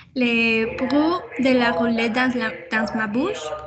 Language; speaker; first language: French; non-native, learner; Spanish